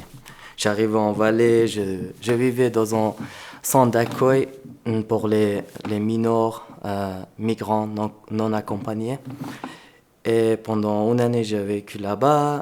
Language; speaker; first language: French; non-native, fluent; Persian